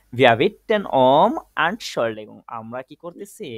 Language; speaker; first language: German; non-native, fluent; Bangla